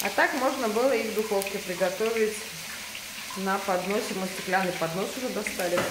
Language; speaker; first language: Russian; native; Russian